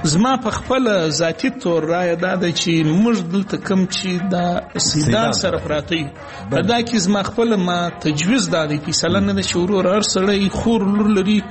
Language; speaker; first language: Pashto; native; Pashto